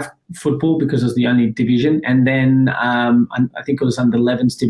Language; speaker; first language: English; early bilingual, other home language; Persian